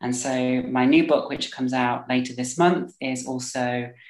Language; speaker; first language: English; native; English